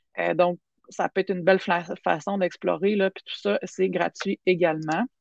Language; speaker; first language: French; native; French